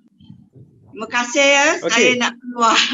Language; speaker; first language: Malay; native; Malay